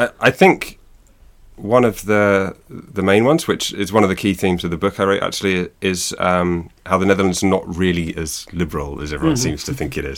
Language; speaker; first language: English; native; English